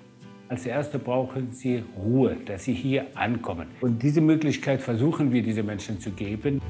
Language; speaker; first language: German; early bilingual, other home language; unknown